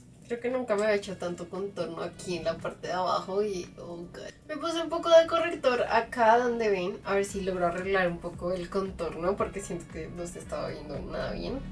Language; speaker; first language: Spanish; native; Spanish